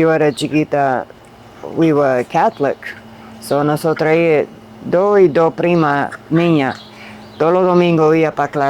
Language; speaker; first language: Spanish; early bilingual, heritage; Spanish